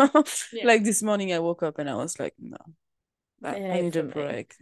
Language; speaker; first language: English; non-native, fluent; French